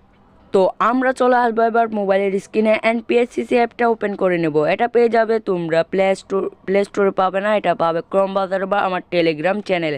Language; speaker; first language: Bangla; native; Bangla